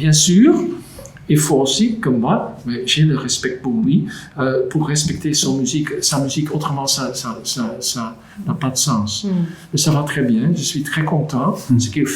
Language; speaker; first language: French; non-native, local second language; Dutch